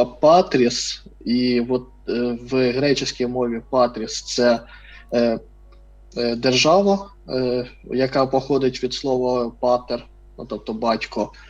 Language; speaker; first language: Ukrainian; non-native, fluent; Russian